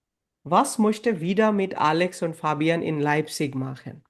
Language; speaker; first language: German; non-native, learner; Bangla